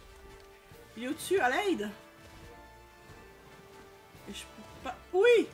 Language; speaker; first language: French; native; French